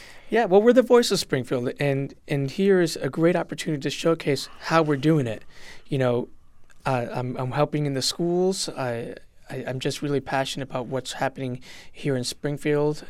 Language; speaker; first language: English; native; English